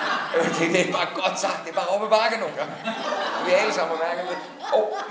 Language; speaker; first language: Danish; non-native, fluent; English